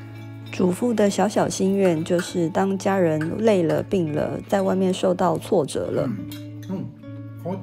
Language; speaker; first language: Chinese; native; Chinese